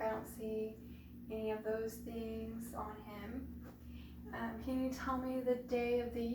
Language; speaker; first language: English; native; English